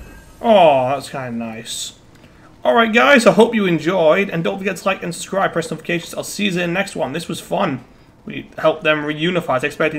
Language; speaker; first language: English; native; English